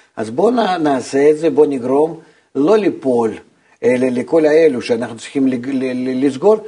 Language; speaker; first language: Hebrew; non-native, fluent; Russian